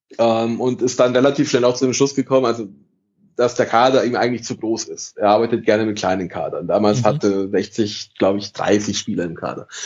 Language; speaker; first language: German; early bilingual, other home language; Italian